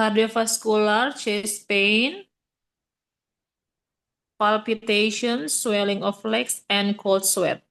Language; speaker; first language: English; non-native, learner; Indonesian